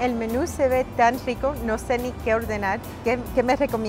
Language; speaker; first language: Spanish; early bilingual, heritage; Spanish